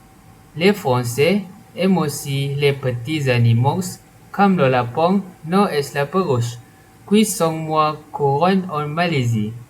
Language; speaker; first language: French; non-native, learner; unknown